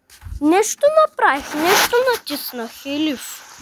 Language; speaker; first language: Bulgarian; non-native, local second language; Turkish